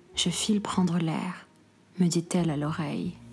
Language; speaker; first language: French; non-native, local second language; Arabic